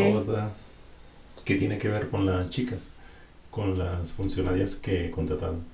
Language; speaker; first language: Spanish; native; Spanish